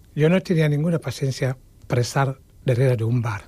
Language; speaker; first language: Catalan; non-native, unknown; Wolof